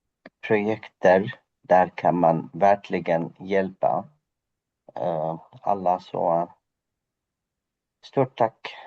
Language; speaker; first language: Swedish; non-native, fluent; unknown